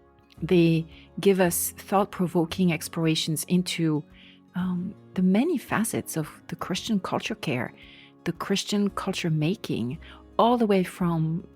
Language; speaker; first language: English; non-native, fluent; French